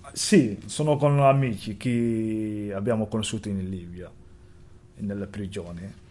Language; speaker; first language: Italian; non-native, learner; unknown